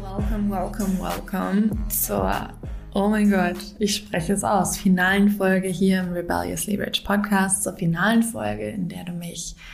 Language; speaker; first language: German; native; German